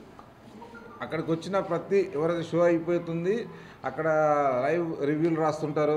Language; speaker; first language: Telugu; native; Telugu